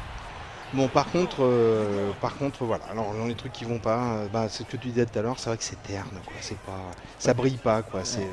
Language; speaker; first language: French; native; French